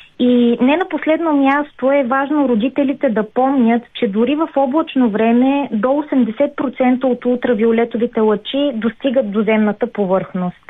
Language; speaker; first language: Bulgarian; native; Bulgarian